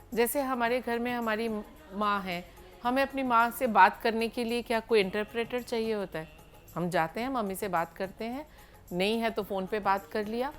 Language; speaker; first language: Hindi; native; Hindi